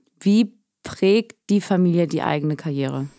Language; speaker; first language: German; native; German